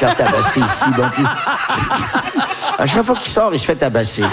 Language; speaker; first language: French; early bilingual, heritage; French